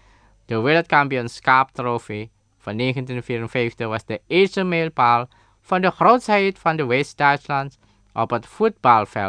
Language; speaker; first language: Dutch; non-native, learner; Indonesian